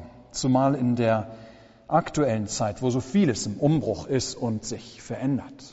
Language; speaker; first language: German; native; German